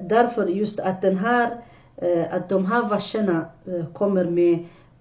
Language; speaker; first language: Swedish; non-native, fluent; Arabic